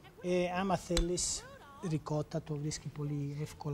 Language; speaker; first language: Greek; non-native, learner; Italian